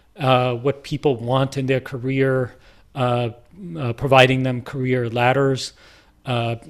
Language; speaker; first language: English; non-native, local second language; Punjabi